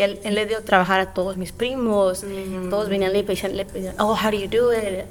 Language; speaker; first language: Spanish; early bilingual, other home language; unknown